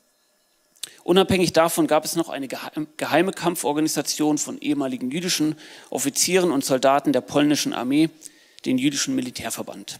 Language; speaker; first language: German; native; German